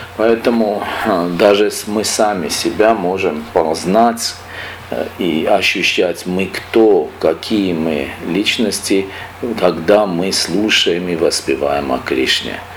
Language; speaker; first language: Russian; non-native, local second language; Armenian